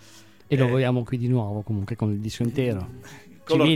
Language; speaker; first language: Italian; native; Italian